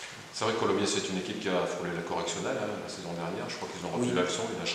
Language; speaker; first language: French; native; French